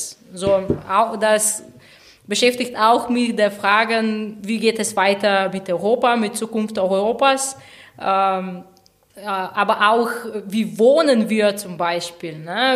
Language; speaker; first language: German; non-native, fluent; Slovenian